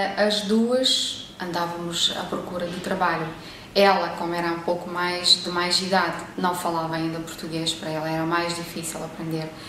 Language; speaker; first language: Portuguese; non-native, fluent; Romanian